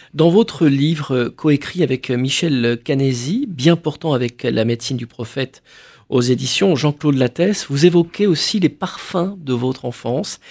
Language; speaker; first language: French; native; French